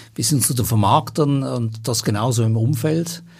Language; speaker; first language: German; native; German